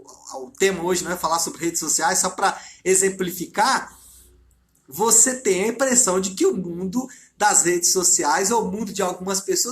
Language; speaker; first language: Portuguese; native; Portuguese